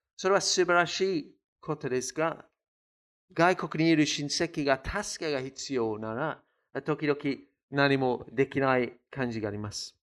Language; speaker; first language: Japanese; non-native, fluent; English